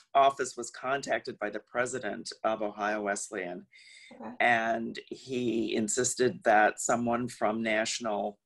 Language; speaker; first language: English; native; English